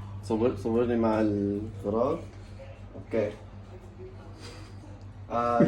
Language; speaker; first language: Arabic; early bilingual, heritage; English